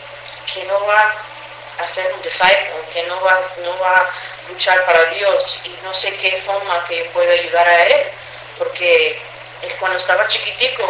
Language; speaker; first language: Spanish; early bilingual, heritage; English